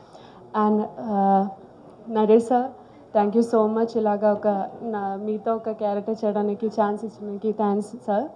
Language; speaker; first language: Telugu; non-native, learner; Malayalam